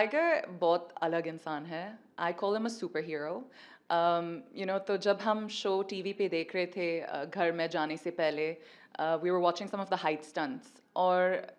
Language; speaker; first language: Hindi; non-native, learner; English